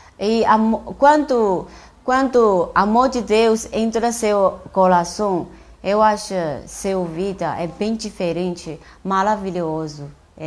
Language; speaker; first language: Portuguese; non-native, learner; Chinese